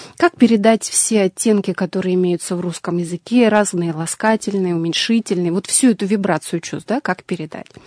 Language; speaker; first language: Russian; native; Russian